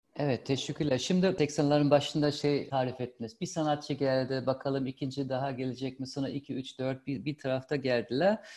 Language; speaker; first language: Turkish; non-native, fluent; German